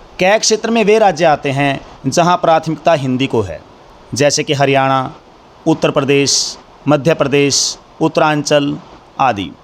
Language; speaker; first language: Hindi; native; Hindi